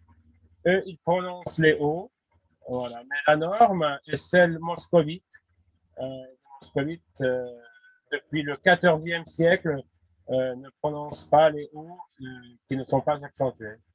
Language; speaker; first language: French; non-native, fluent; Russian